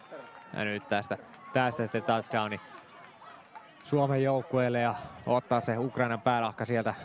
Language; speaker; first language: Finnish; native; Finnish